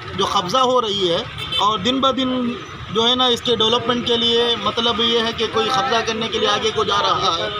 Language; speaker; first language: Urdu; native; Urdu